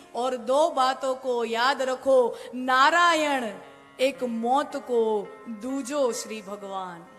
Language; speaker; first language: Hindi; non-native, local second language; Gujarati